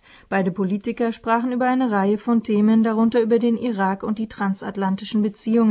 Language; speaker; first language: German; native; German